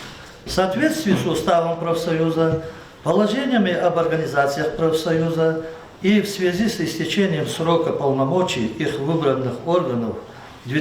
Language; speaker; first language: Russian; non-native, local second language; Lezghian